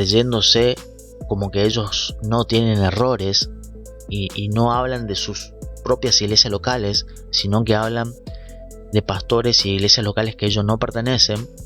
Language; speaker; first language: Spanish; native; Spanish